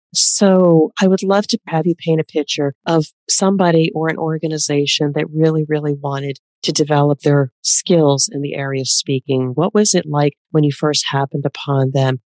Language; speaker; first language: English; native; English